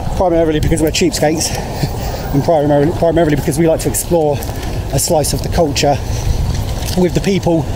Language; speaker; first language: English; native; English